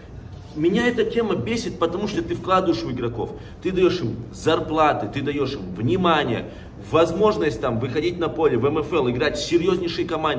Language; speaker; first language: Russian; native; Russian